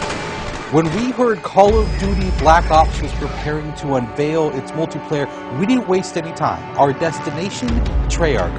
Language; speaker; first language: English; native; English